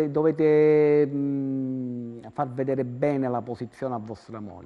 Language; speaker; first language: Italian; native; Italian